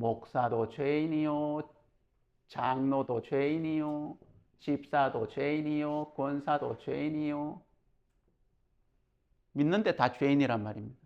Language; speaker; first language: Korean; native; Korean